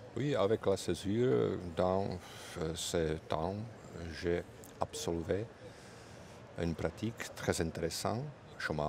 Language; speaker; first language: French; non-native, fluent; Czech